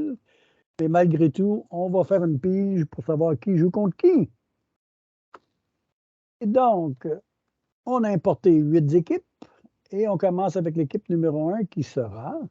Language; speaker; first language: French; native; French